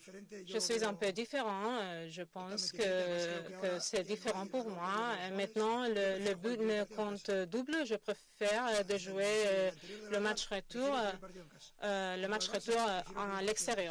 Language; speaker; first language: French; non-native, fluent; Spanish